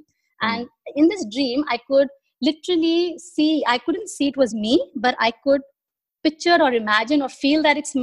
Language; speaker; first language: English; non-native, local second language; Hindi